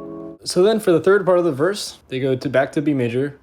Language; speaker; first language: English; native; English